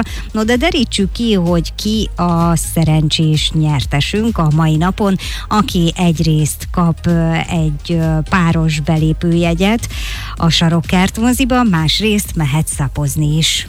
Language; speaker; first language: Hungarian; native; Hungarian